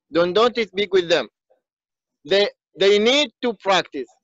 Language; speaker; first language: English; non-native, learner; Arabic